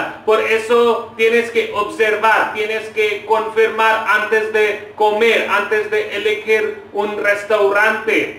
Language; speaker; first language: Spanish; non-native, fluent; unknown